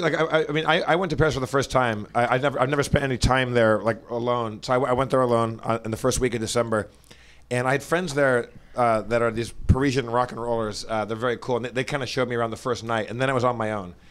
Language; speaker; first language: English; native; English